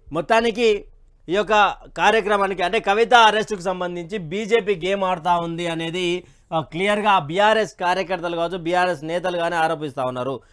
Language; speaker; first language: Telugu; native; Telugu